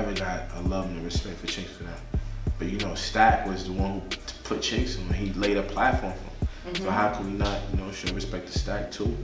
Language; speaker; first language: English; native; English